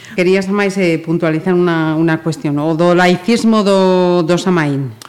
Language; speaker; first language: Galician; native; Galician